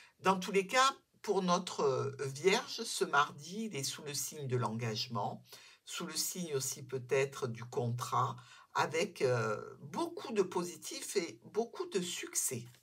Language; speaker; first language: French; native; French